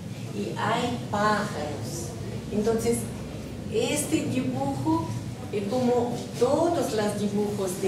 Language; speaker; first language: Spanish; non-native, learner; Russian